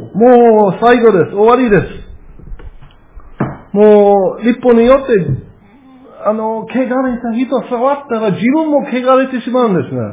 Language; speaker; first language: Japanese; non-native, fluent; English